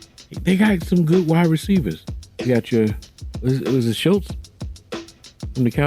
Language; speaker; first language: English; native; English